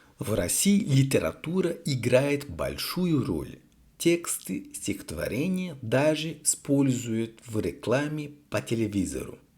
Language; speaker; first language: Russian; non-native, fluent; Portuguese